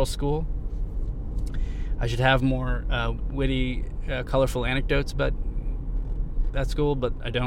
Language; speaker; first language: English; native; English